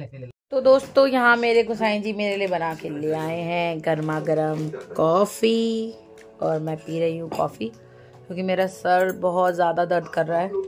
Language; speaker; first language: Hindi; native; Hindi